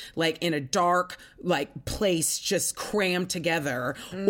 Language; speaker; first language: English; native; English